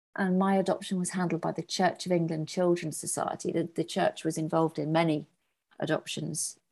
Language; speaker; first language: English; native; English